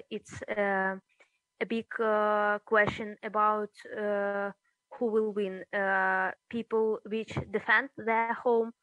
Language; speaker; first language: English; early bilingual, other home language; Russian